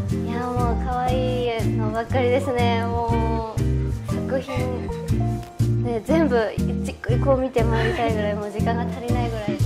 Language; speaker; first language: Japanese; native; Japanese